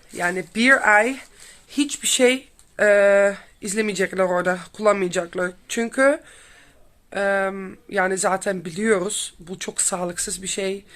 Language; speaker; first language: Turkish; non-native, learner; Dutch